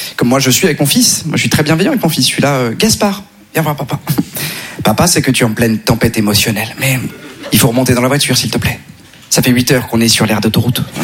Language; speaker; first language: French; native; French